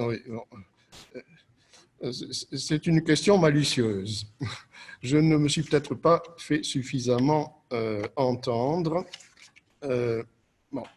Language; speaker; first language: French; native; French